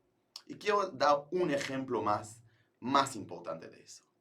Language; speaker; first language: Spanish; non-native, fluent; Hebrew